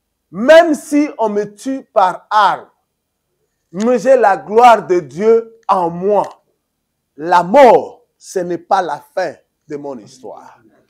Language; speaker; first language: French; non-native, local second language; Lingala